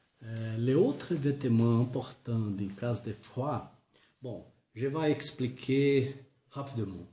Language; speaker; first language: French; non-native, learner; Portuguese